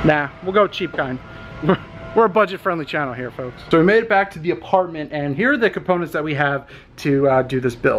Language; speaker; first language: English; native; English